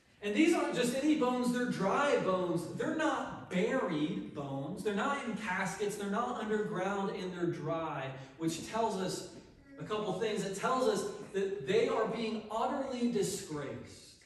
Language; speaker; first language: English; native; English